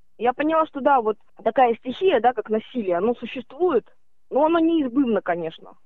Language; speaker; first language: Russian; native; Russian